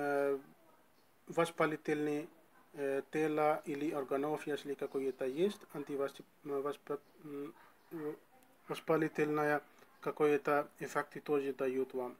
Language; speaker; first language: Russian; non-native, learner; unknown